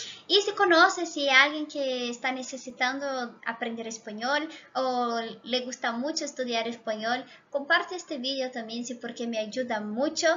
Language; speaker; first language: Spanish; non-native, fluent; Portuguese